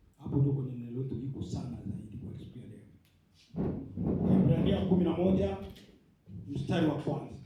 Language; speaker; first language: Swahili; native; Swahili